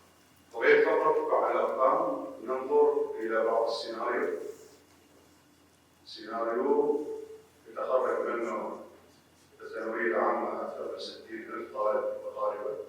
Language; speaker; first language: Arabic; native; Arabic